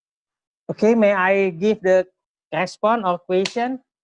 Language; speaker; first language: English; non-native, local second language; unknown